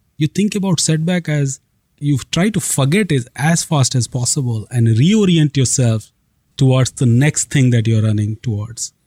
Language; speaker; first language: English; non-native, local second language; Hindi